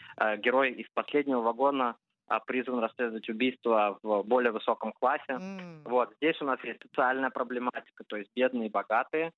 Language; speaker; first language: Russian; early bilingual, heritage; Russian